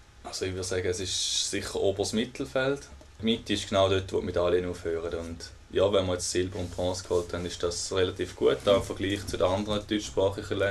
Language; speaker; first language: German; native; German